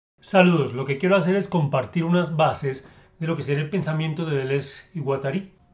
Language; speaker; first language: Spanish; native; Spanish